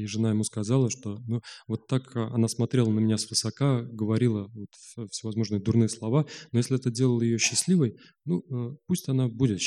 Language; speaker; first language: Russian; native; Russian